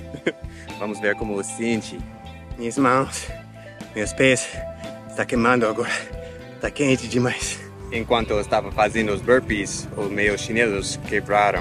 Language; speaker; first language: Portuguese; non-native, fluent; English